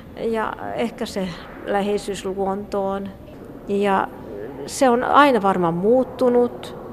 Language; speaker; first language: Finnish; non-native, fluent; Hungarian